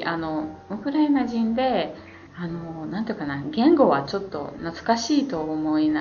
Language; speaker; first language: Japanese; non-native, fluent; Ukrainian